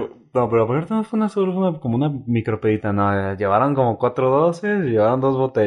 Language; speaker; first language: Spanish; native; Spanish